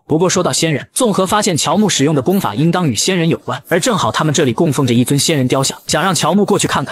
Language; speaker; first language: Chinese; native; Chinese